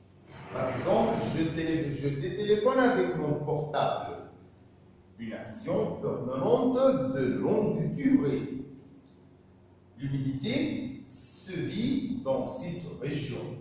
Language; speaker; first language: French; non-native, fluent; Arabic